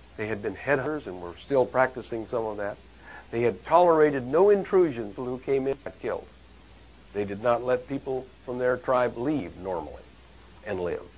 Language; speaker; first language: English; native; English